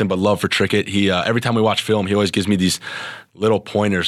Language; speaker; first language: English; early bilingual, other home language; Serbian